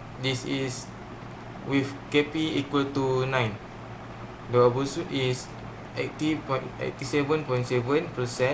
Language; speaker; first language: English; non-native, learner; Malay